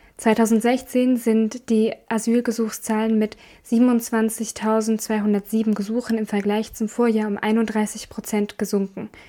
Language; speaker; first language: German; native; German